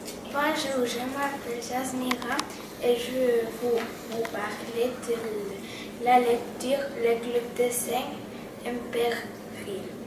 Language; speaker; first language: French; non-native, learner; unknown